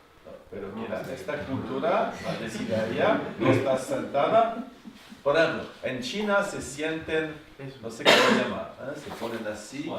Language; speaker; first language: Spanish; non-native, fluent; French